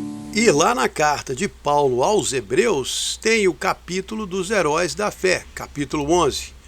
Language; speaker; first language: Portuguese; native; Portuguese